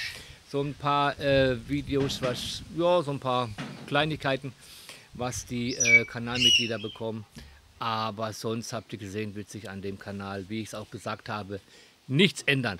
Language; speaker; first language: German; native; German